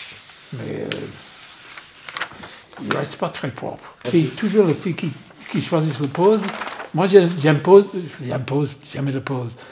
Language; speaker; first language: French; non-native, fluent; English